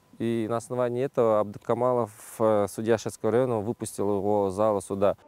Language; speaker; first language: Russian; non-native, local second language; Kazakh